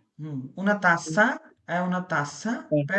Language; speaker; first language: Italian; non-native, learner; Bangla